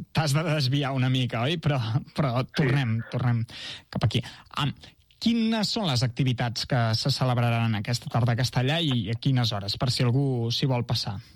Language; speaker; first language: Catalan; native; Catalan